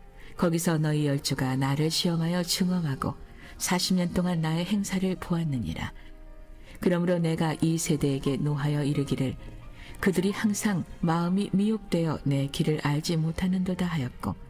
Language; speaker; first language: Korean; native; Korean